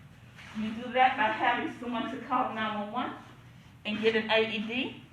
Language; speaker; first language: English; native; English